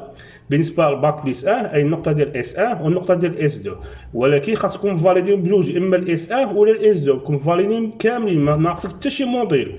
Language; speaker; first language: Arabic; native; Arabic